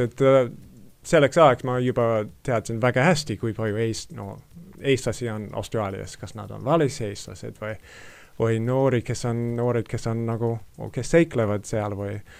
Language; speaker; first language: Estonian; non-native, fluent; English